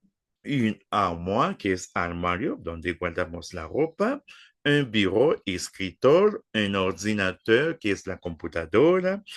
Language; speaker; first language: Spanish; non-native, fluent; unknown